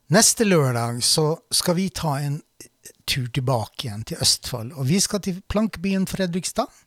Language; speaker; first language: Norwegian; native; Norwegian